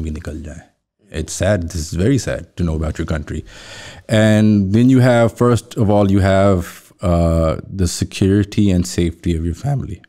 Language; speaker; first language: English; native; English